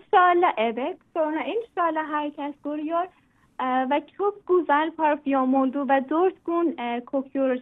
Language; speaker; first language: Turkish; non-native, learner; Persian